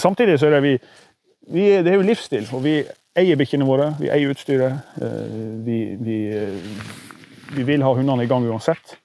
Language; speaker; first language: Norwegian; native; Norwegian